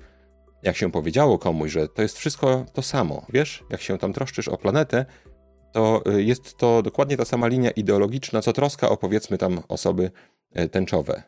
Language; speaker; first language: Polish; native; Polish